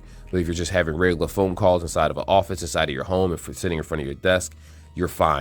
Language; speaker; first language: English; native; English